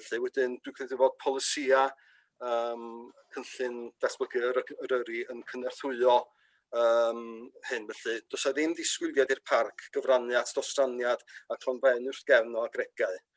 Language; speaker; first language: Welsh; native; Welsh